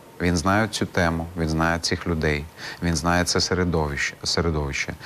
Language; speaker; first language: Ukrainian; non-native, local second language; Crimean Tatar